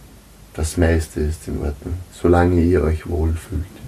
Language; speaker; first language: German; native; German